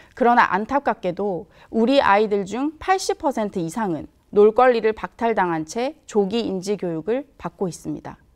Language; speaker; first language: Korean; native; Korean